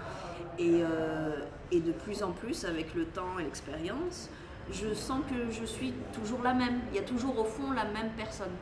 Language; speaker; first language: French; native; French